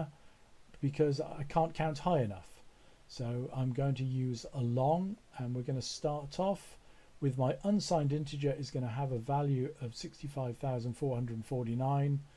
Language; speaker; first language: English; native; English